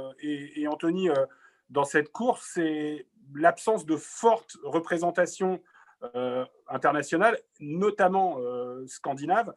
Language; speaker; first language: French; native; French